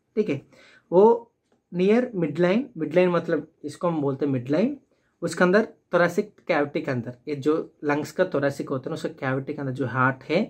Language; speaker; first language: Hindi; non-native, local second language; Telugu